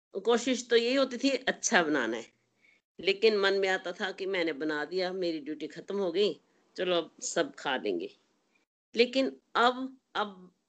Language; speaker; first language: Hindi; native; Hindi